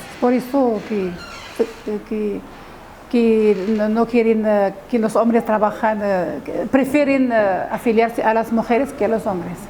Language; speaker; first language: Spanish; non-native, fluent; Arabic